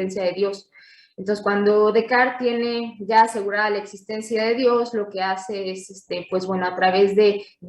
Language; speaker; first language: Spanish; native; Spanish